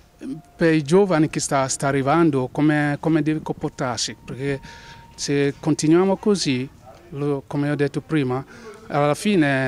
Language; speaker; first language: Italian; non-native, fluent; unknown